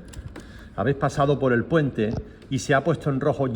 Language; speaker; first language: Spanish; native; Spanish